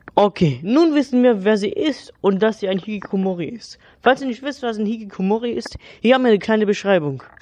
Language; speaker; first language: German; native; German